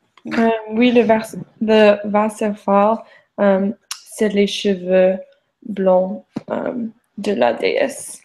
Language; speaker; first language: French; non-native, learner; English